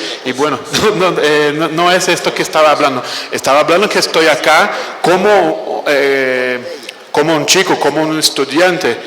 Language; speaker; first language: Spanish; non-native, fluent; Portuguese